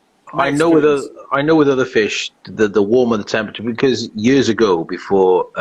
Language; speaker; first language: English; native; English